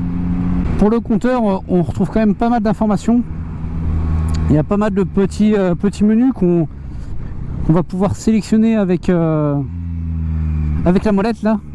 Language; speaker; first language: French; native; French